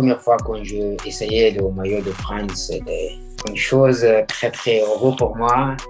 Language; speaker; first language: French; non-native, learner; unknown